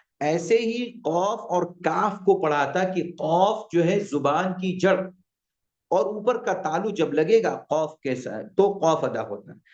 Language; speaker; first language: Urdu; native; Urdu